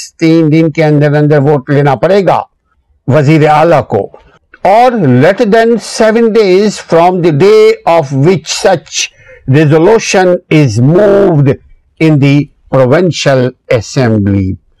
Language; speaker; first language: English; non-native, local second language; Urdu